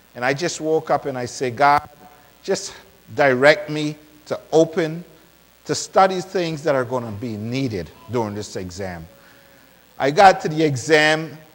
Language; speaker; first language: English; non-native, fluent; Spanish